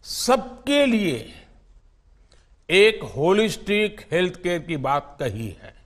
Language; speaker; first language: Hindi; non-native, local second language; Gujarati